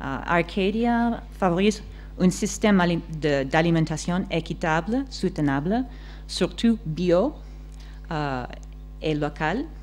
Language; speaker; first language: French; non-native, fluent; English